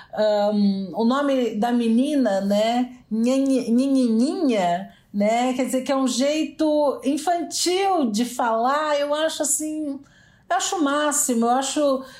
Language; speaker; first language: Portuguese; native; Portuguese